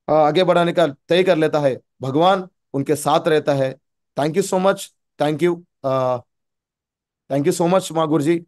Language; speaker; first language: Hindi; non-native, local second language; Telugu